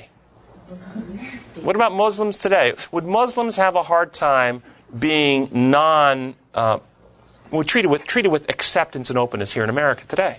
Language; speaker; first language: English; native; English